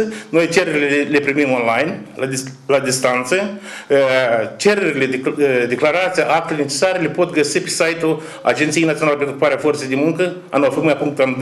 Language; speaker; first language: Romanian; native; Romanian